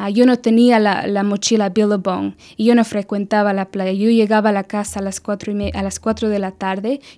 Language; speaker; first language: Spanish; early bilingual, heritage; Spanish